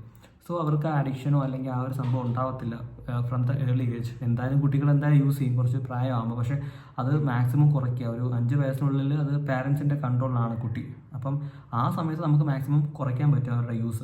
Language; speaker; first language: Malayalam; native; Malayalam